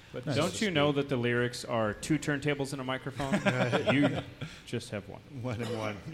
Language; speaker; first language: English; native; English